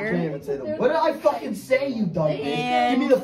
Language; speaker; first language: English; native; English